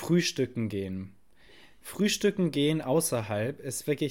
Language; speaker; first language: German; native; German